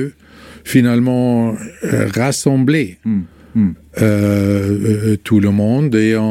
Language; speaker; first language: French; non-native, fluent; German